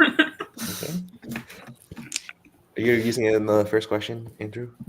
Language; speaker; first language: English; native; English